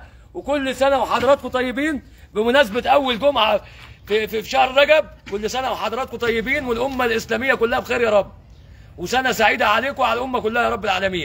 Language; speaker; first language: Arabic; native; Arabic